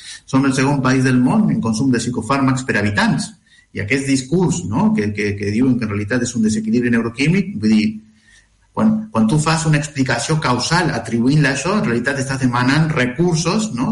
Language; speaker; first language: Catalan; non-native, fluent; Spanish